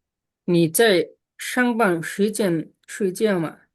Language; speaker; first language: Chinese; non-native, fluent; Bangla